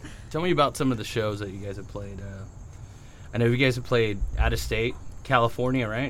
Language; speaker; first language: English; early bilingual, other home language; Spanish